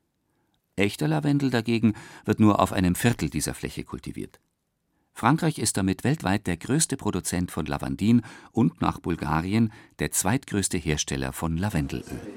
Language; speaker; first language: German; native; German